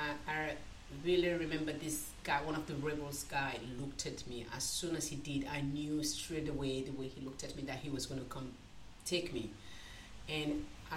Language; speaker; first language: English; non-native, local second language; Krio